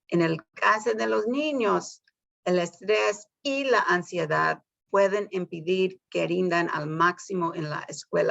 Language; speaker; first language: Spanish; early bilingual, heritage; Spanish